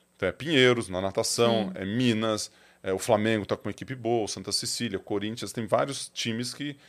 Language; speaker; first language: Portuguese; native; Portuguese